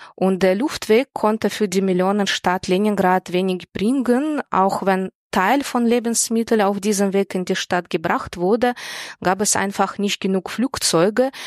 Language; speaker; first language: German; non-native, fluent; Russian